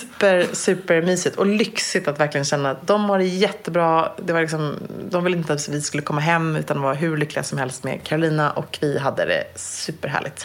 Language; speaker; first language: Swedish; native; Swedish